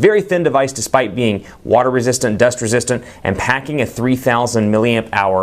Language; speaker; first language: English; native; English